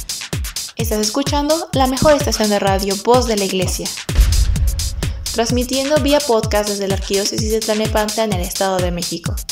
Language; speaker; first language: Spanish; native; Spanish